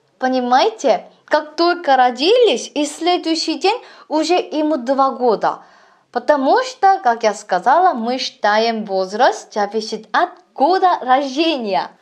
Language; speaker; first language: Russian; non-native, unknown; Korean